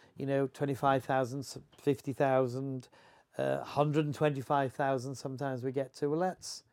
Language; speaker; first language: English; native; English